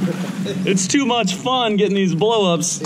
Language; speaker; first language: English; native; English